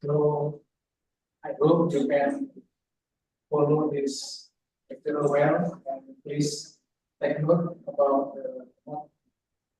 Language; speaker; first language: English; non-native, fluent; Indonesian